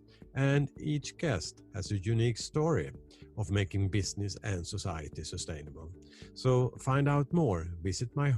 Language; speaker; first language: English; non-native, fluent; Swedish